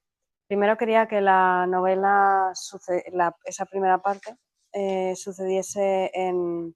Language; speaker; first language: Spanish; native; Spanish